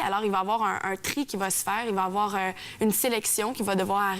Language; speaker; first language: French; native; French